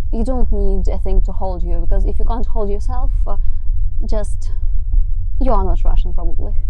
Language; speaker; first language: English; non-native, fluent; Russian